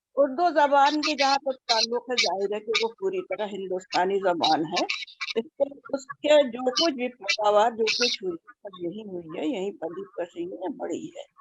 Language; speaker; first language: Urdu; native; Urdu